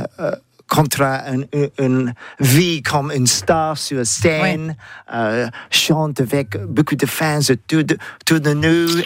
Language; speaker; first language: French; non-native, learner; English